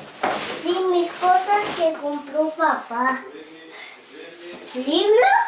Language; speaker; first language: Spanish; early bilingual, other home language; Haitian Creole